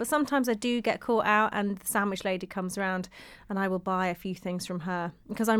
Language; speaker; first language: English; native; English